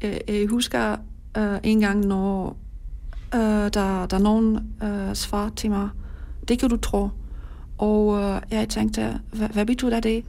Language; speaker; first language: Danish; non-native, learner; Polish